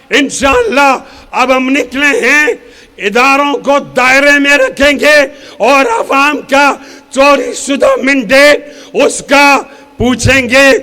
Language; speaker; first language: Urdu; non-native, local second language; Pashto